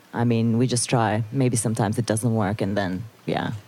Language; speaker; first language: English; non-native, fluent; Turkish